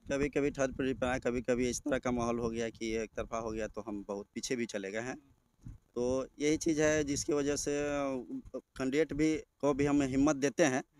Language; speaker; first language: Hindi; native; Hindi